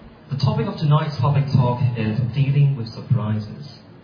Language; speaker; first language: English; non-native, local second language; Cantonese